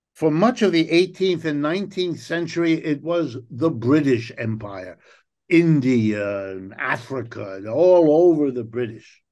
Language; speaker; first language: English; native; English